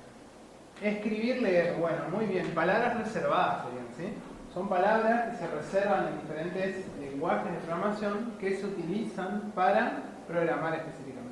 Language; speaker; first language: Spanish; native; Spanish